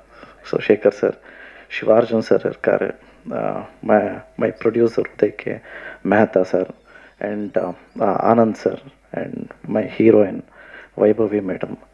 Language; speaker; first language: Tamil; non-native, learner; Kannada